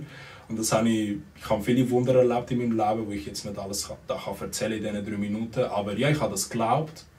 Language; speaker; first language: German; early bilingual, other home language; Spanish